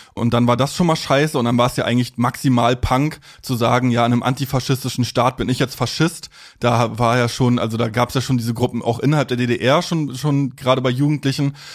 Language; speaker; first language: German; native; German